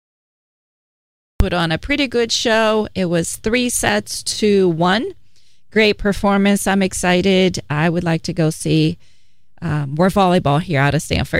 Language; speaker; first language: English; native; English